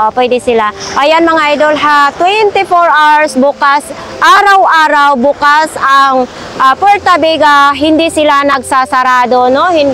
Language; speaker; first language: Filipino; non-native, local second language; Masbatenyo